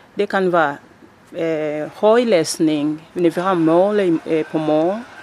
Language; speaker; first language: Danish; non-native, learner; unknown